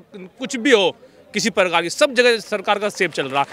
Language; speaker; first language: Hindi; native; Hindi